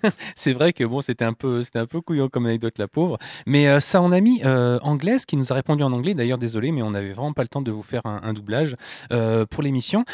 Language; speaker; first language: French; native; French